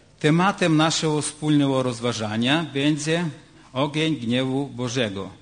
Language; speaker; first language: Polish; non-native, learner; Ukrainian